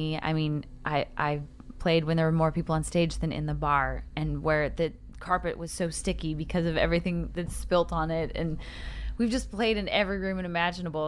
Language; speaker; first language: English; native; English